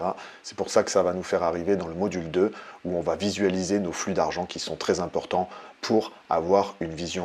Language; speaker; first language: French; native; French